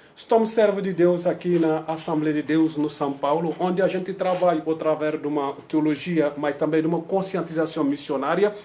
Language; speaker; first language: Portuguese; non-native, fluent; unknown